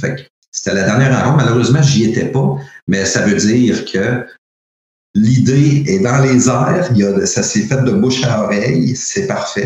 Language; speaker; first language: French; native; French